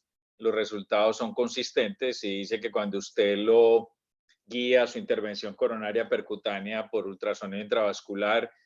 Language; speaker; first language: Spanish; native; Spanish